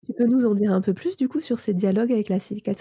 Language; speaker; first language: French; native; French